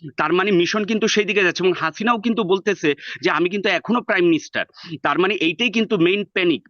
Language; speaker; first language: Bangla; native; Bangla